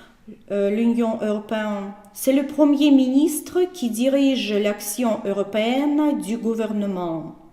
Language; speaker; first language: French; non-native, fluent; Russian